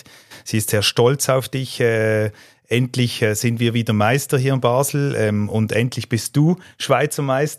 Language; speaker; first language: German; native; German